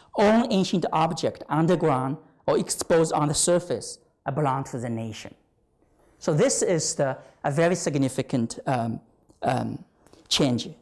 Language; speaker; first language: English; non-native, fluent; Chinese